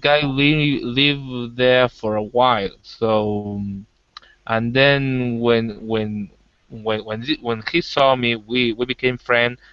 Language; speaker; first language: English; non-native, learner; Spanish